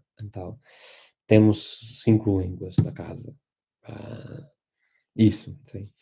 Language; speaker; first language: Portuguese; non-native, fluent; English